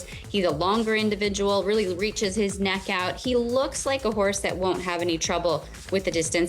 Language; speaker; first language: English; native; English